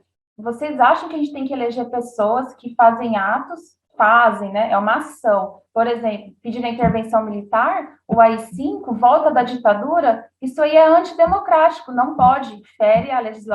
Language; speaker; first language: Portuguese; native; Portuguese